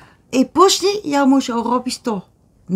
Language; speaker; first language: Polish; non-native, learner; Dutch